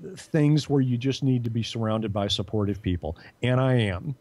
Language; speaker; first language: English; native; English